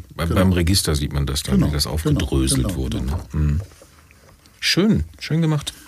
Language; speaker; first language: German; native; German